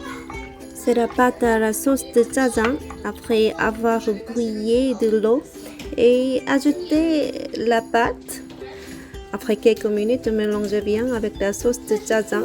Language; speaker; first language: French; non-native, learner; Korean